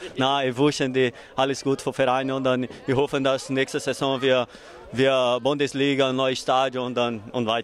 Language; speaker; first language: German; non-native, learner; Portuguese